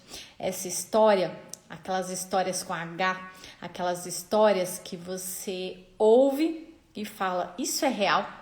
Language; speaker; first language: Portuguese; native; Portuguese